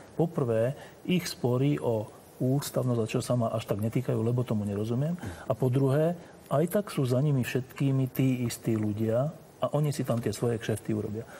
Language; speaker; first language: Slovak; native; Slovak